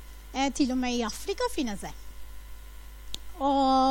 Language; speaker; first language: Norwegian; non-native, fluent; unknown